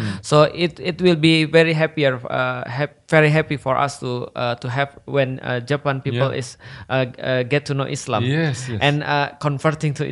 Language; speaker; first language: English; non-native, fluent; Indonesian